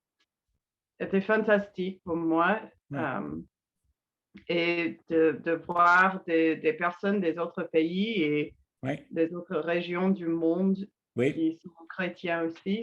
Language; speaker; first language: French; non-native, learner; English